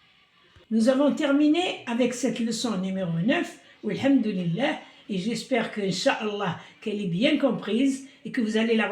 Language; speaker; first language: French; non-native, local second language; Arabic